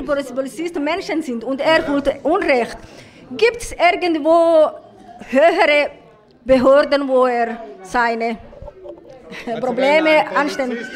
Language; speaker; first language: German; non-native, learner; Somali